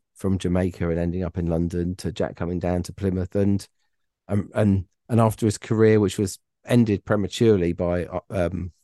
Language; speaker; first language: English; native; English